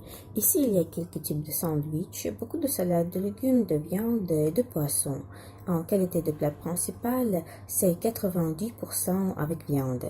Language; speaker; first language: French; non-native, fluent; Russian